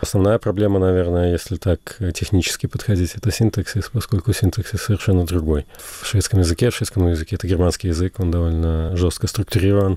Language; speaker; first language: Russian; native; Russian